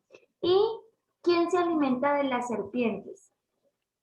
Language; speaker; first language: Spanish; native; Spanish